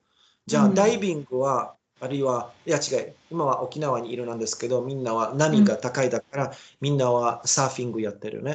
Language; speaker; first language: Japanese; non-native, learner; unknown